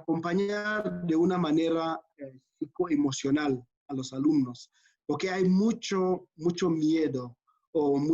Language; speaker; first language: Spanish; non-native, fluent; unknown